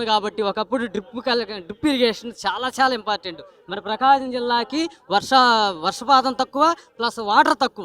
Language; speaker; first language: Telugu; native; Telugu